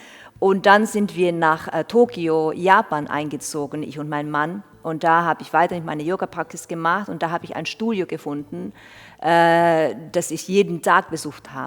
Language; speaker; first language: German; non-native, fluent; Finnish